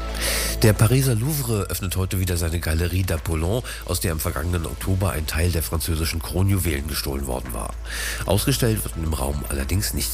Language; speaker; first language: German; native; German